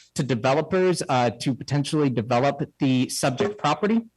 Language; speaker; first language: English; native; English